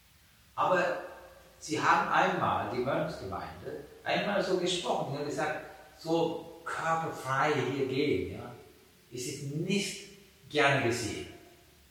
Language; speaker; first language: German; non-native, fluent; Sinhala